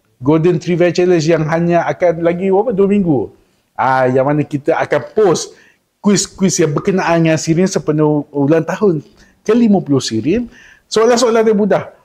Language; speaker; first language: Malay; native; Malay